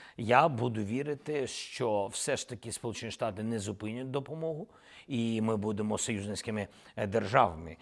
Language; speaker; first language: Ukrainian; non-native, local second language; Russian